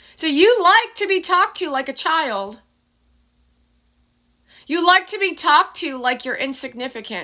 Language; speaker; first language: English; native; English